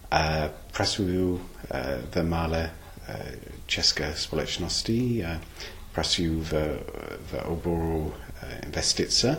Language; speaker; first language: Czech; non-native, learner; English